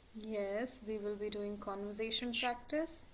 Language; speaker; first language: English; non-native, local second language; Hindi